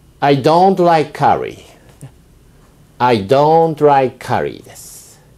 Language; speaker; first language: English; non-native, fluent; Japanese